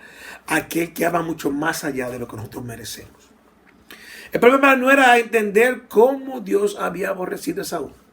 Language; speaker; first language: Spanish; native; Spanish